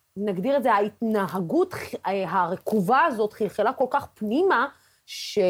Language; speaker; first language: Hebrew; non-native, local second language; Arabic